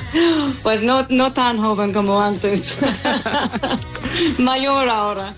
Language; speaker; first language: Spanish; non-native, learner; English